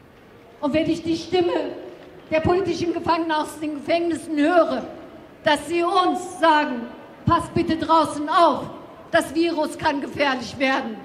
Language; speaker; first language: German; non-native, fluent; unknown